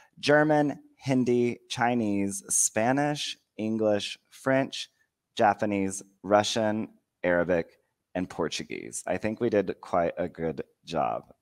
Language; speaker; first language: English; native; English